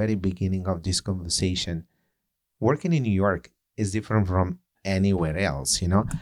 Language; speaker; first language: English; non-native, fluent; Italian